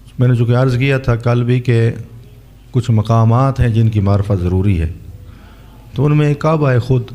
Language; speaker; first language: Urdu; non-native, local second language; Saraiki